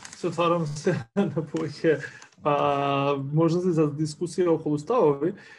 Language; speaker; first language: Macedonian; non-native, local second language; Albanian